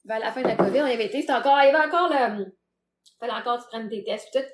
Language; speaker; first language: French; native; French